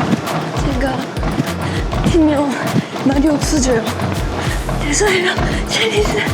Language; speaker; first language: Korean; non-native, fluent; Japanese